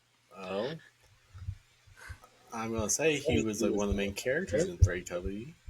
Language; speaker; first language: English; native; English